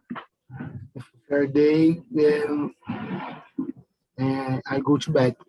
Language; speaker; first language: English; non-native, learner; Portuguese